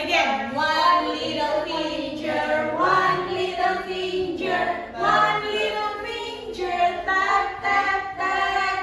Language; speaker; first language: English; non-native, learner; Indonesian